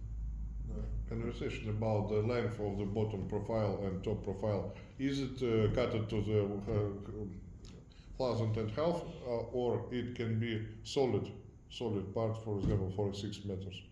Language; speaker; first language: English; non-native, learner; Russian